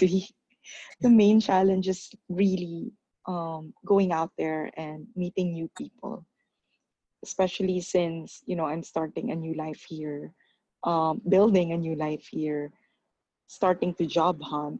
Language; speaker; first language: English; non-native, local second language; Filipino